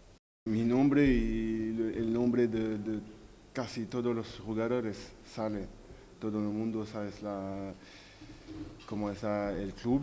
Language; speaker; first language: Spanish; non-native, learner; French